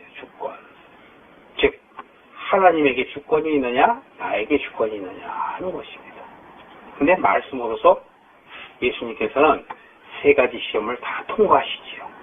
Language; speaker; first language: Korean; native; Korean